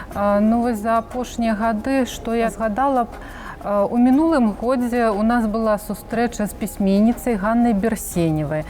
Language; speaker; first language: Belarusian; native; Belarusian